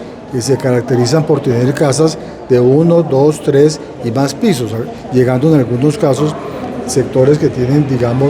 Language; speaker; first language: Spanish; native; Spanish